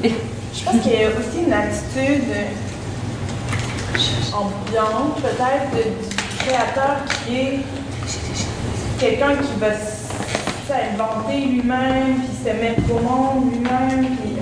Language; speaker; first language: French; native; French